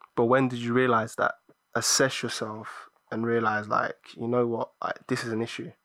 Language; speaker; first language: English; early bilingual, other home language; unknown